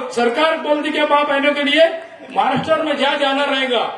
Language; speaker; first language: Hindi; non-native, local second language; Urdu